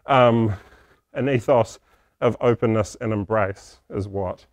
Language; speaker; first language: English; native; English